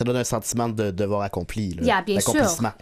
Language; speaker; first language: French; native; French